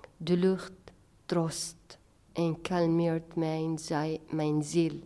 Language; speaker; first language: Dutch; non-native, fluent; Arabic